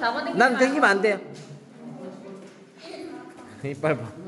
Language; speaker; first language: Korean; native; Korean